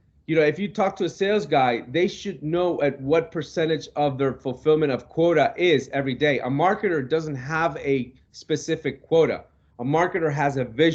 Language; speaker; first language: English; non-native, local second language; Spanish